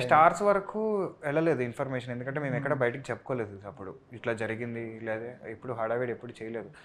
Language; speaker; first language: Telugu; native; Telugu